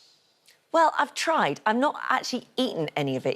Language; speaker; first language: English; native; English